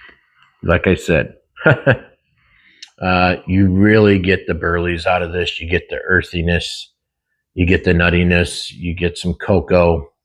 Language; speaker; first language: English; native; English